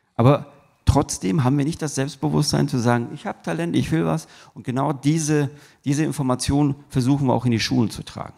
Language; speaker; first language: German; early bilingual, other home language; Turkish